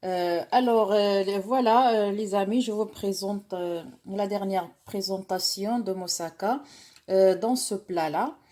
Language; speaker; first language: French; non-native, local second language; Arabic